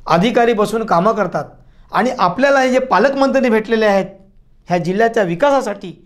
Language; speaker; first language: Marathi; native; Marathi